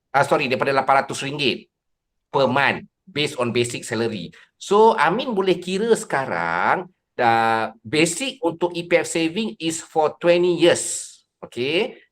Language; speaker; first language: Malay; native; Malay